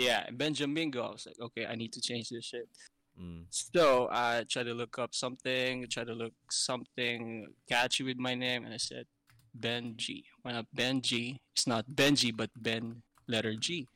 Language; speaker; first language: English; non-native, local second language; Filipino